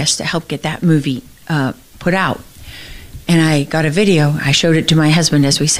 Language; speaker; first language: English; native; English